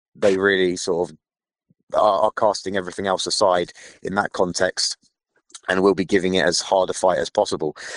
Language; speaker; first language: English; native; English